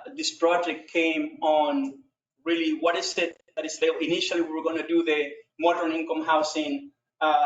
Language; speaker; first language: English; non-native, fluent; Spanish